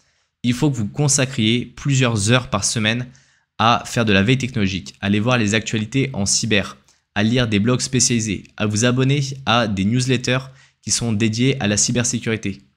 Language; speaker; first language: French; native; French